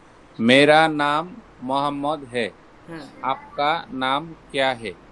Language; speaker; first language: Hindi; non-native, learner; Bangla